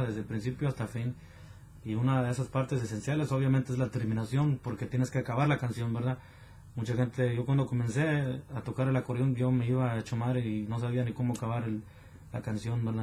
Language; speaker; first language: Spanish; native; Spanish